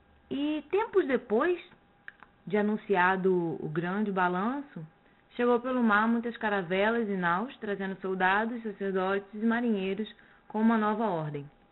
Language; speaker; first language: Portuguese; native; Portuguese